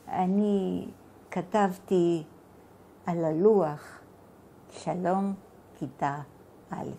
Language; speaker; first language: Hebrew; non-native, fluent; Bulgarian